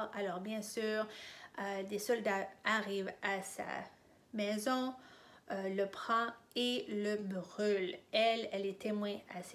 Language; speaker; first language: French; non-native, fluent; English